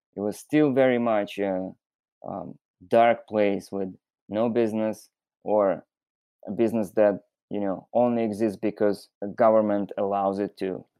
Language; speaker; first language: English; non-native, fluent; Russian